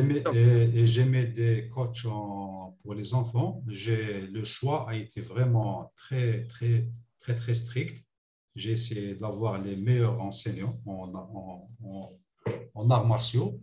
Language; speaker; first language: French; non-native, local second language; Arabic